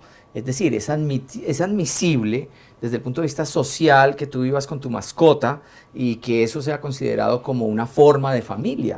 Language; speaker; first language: Spanish; native; Spanish